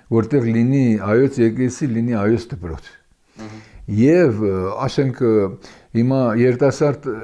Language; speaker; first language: Armenian; early bilingual, heritage; Armenian